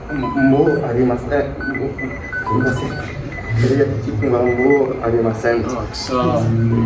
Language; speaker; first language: Japanese; non-native, learner; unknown